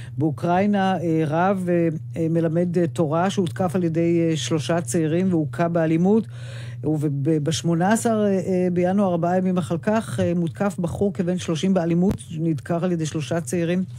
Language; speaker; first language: Hebrew; native; Hebrew